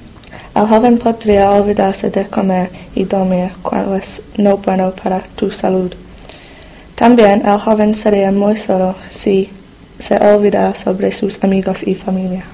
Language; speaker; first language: Spanish; non-native, learner; English